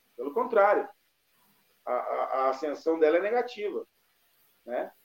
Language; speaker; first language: Portuguese; native; Portuguese